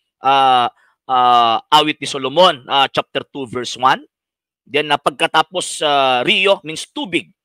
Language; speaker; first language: Filipino; non-native, local second language; Cebuano